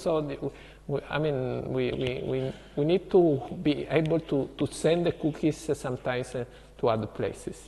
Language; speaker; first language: English; non-native, fluent; Italian